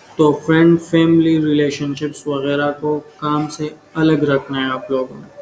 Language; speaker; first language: Urdu; non-native, local second language; Pashto